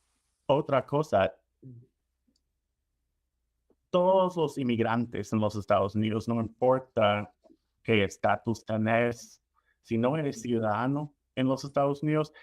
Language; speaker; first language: Spanish; non-native, fluent; English